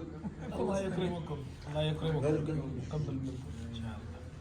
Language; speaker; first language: Arabic; non-native, fluent; Urdu